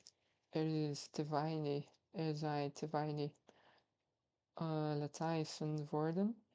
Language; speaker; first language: Dutch; non-native, learner; Portuguese